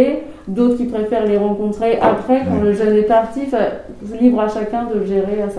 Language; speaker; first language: French; native; French